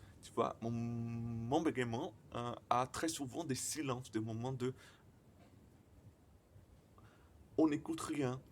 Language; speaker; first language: French; non-native, learner; Portuguese